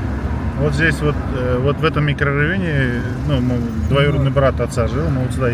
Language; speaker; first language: Russian; native; Russian